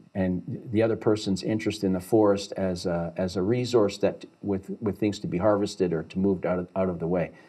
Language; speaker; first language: English; native; English